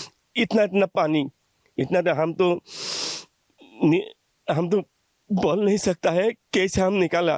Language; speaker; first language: Hindi; non-native, local second language; Assamese